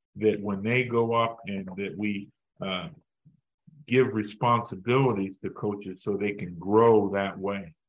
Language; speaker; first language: English; native; English